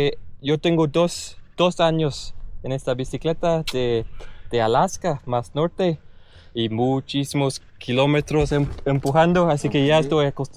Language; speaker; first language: Spanish; non-native, learner; English